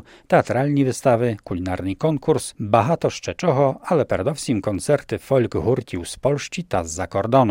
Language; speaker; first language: Ukrainian; native; Ukrainian